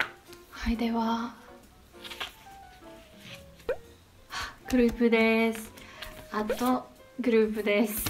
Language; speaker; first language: Japanese; non-native, learner; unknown